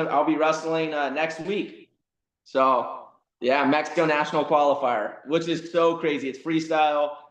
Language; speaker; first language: English; native; English